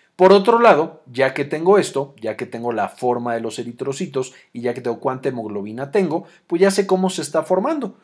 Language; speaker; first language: Spanish; native; Spanish